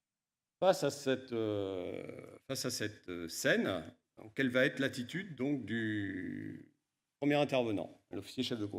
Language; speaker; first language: French; native; French